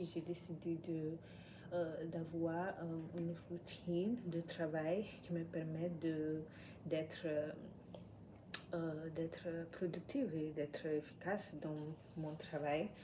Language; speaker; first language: French; non-native, learner; English